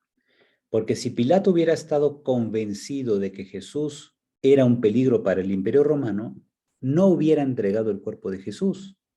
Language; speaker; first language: Spanish; native; Spanish